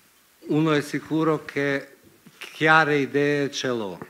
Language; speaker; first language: Italian; non-native, fluent; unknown